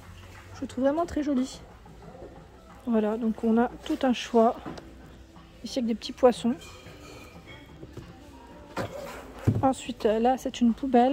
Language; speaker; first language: French; native; French